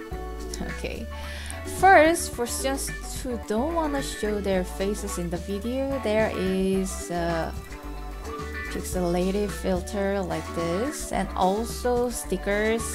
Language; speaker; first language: English; non-native, fluent; Korean